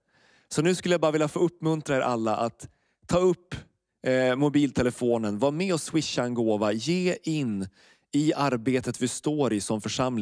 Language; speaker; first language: Swedish; native; Swedish